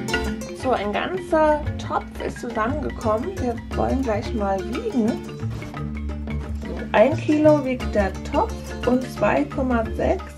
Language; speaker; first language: German; native; German